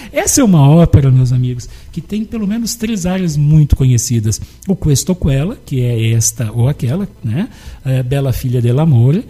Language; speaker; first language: Portuguese; native; Portuguese